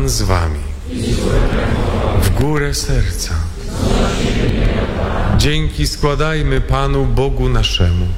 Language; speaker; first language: Polish; native; Polish